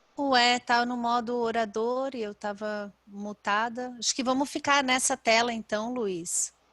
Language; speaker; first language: Portuguese; native; Portuguese